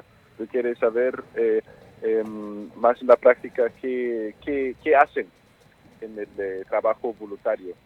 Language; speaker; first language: Spanish; non-native, fluent; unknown